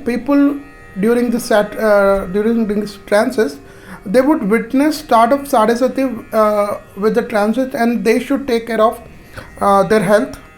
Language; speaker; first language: English; non-native, local second language; Hindi